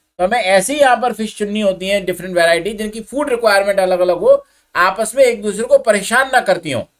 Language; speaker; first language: Hindi; native; Hindi